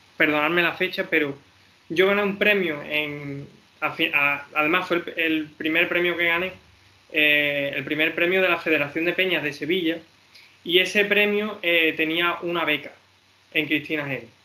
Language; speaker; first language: Spanish; native; Spanish